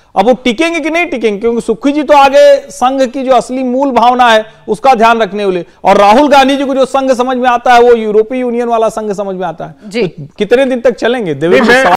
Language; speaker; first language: Hindi; native; Hindi